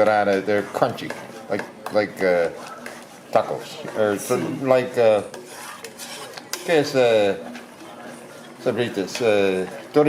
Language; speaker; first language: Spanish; non-native, learner; English